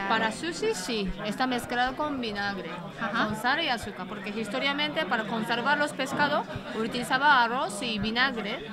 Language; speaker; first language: Spanish; non-native, learner; Japanese